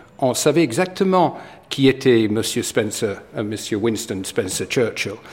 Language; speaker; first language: French; non-native, fluent; English